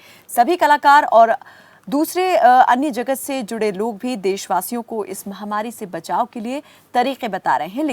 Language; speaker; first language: Hindi; native; Hindi